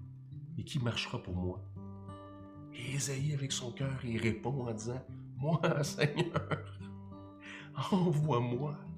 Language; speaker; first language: French; native; French